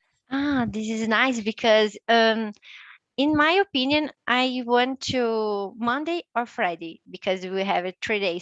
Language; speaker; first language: English; non-native, learner; Portuguese